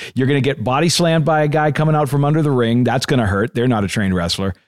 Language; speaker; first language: English; native; English